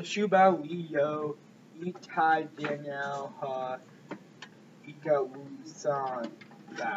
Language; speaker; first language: Chinese; non-native, learner; English